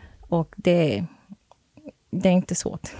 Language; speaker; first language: Swedish; non-native, fluent; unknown